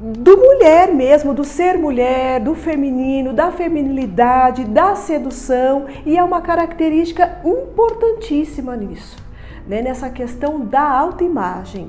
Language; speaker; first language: Portuguese; native; Portuguese